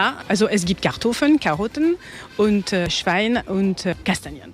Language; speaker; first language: German; non-native, learner; French